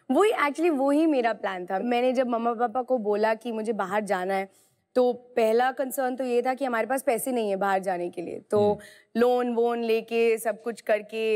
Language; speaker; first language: Hindi; native; Hindi